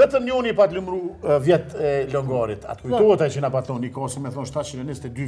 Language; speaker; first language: Albanian; native; Albanian